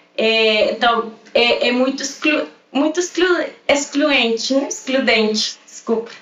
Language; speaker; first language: Portuguese; non-native, fluent; Spanish